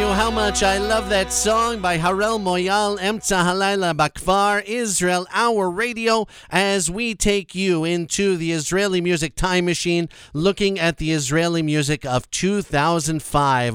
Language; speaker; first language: English; native; English